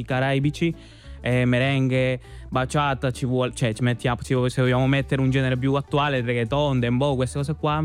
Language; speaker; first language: Italian; non-native, fluent; Spanish